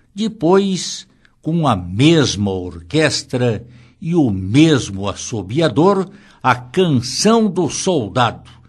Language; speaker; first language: Portuguese; native; Portuguese